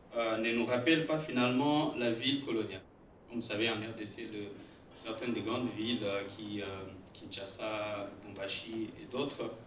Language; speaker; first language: French; non-native, local second language; Swahili